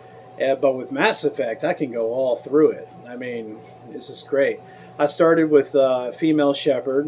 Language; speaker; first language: English; native; English